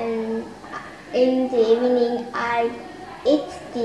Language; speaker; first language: English; non-native, learner; Vietnamese